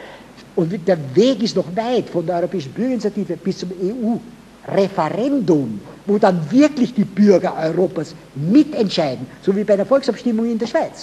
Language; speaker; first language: German; native; German